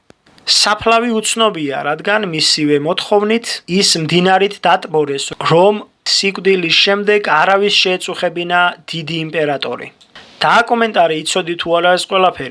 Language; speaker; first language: Georgian; native; Georgian